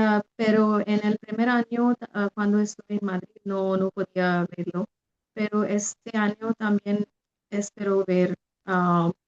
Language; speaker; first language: Spanish; non-native, fluent; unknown